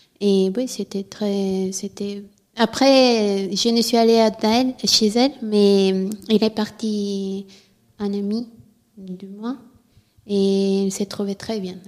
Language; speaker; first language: French; non-native, learner; Italian